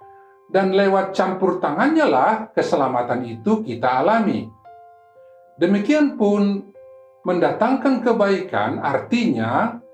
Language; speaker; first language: Malay; native; Malay